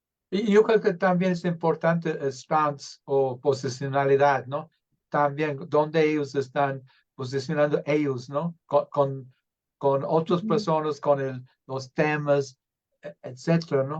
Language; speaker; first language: Spanish; non-native, fluent; English